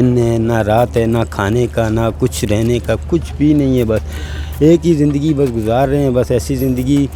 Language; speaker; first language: Hindi; non-native, fluent; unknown